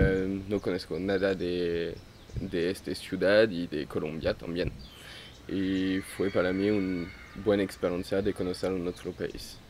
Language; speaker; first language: Spanish; non-native, learner; French